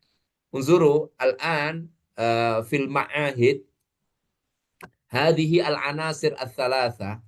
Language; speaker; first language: Arabic; non-native, fluent; Indonesian